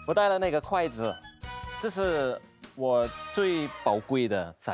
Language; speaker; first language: Chinese; non-native, fluent; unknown